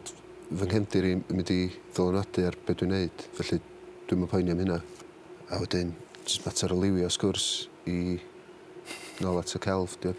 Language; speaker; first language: Welsh; native; Welsh